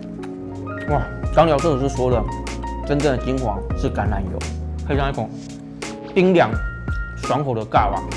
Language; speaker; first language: Chinese; native; Chinese